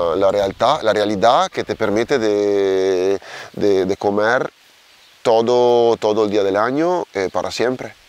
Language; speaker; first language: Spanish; non-native, learner; Italian